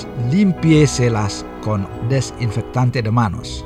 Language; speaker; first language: Spanish; non-native, fluent; Indonesian